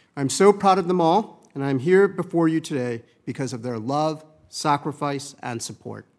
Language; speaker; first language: English; early bilingual, other home language; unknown